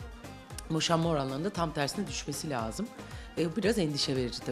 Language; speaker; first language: Turkish; native; Turkish